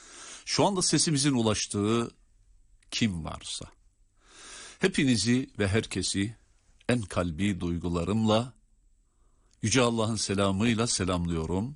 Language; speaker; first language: Turkish; native; Turkish